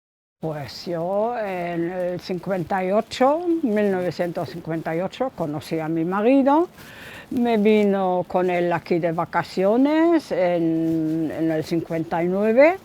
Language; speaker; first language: Spanish; non-native, fluent; German